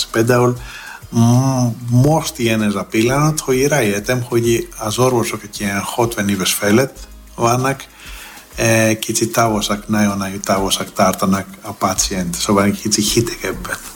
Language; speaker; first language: Hungarian; non-native, fluent; Greek